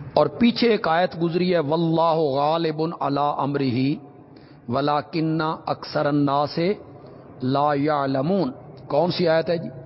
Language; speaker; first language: Urdu; non-native, local second language; Punjabi